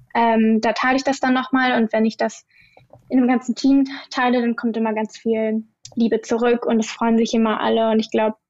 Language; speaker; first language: German; native; German